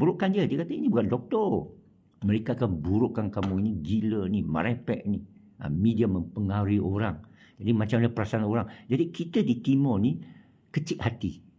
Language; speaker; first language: Malay; non-native, local second language; Chinese